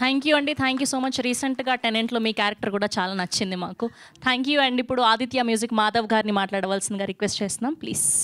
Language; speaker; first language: Telugu; native; Telugu